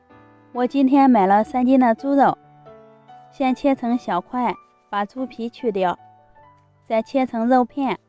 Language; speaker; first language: Chinese; native; Chinese